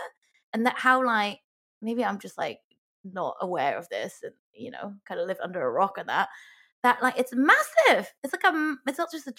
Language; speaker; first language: English; non-native, local second language; Cantonese